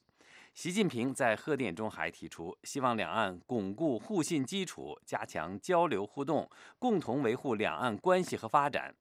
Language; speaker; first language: Chinese; native; Chinese